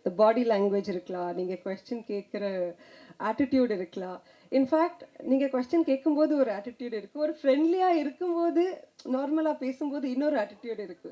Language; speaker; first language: Tamil; non-native, fluent; Kannada